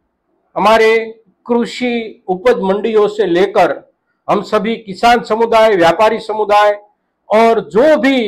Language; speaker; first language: Hindi; non-native, local second language; Gujarati